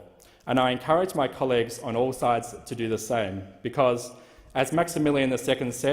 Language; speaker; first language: English; native; English